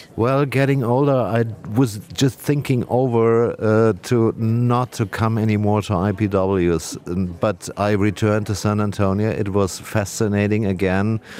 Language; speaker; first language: English; non-native, fluent; German